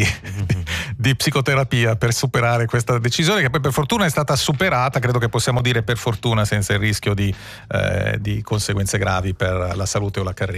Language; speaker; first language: Italian; native; Italian